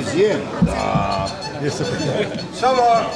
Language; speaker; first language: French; non-native, learner; Russian